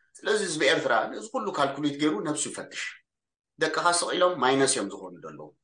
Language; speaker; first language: Tigrinya; early bilingual, heritage; Tigrinya